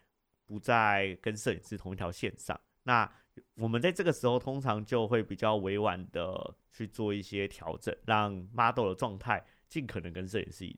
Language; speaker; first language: Chinese; native; Chinese